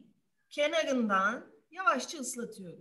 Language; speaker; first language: Turkish; native; Turkish